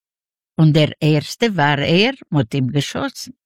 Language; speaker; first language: German; non-native, learner; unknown